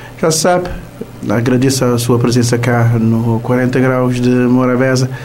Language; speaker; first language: Portuguese; non-native, local second language; Kabuverdianu